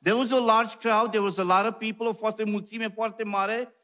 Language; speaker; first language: English; non-native, fluent; Romanian